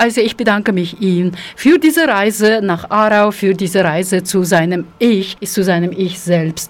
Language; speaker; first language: German; non-native, fluent; Russian